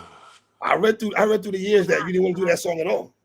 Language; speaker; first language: English; native; English